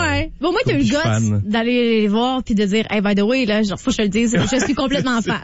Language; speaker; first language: French; native; French